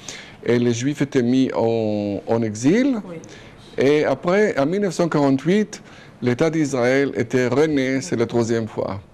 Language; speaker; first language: French; non-native, fluent; Hebrew